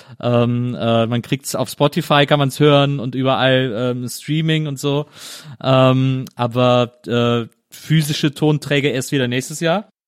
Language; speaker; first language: German; native; German